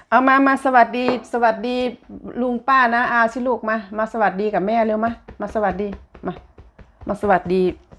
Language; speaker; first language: Thai; native; Thai